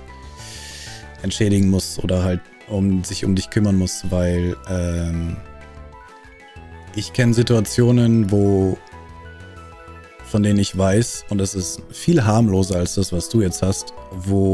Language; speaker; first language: German; native; German